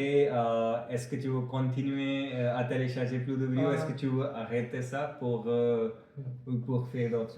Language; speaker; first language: French; non-native, fluent; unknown